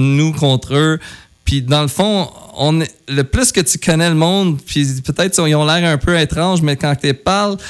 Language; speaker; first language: French; native; French